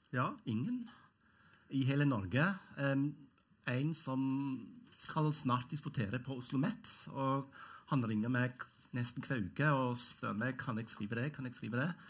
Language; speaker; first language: Norwegian; non-native, fluent; German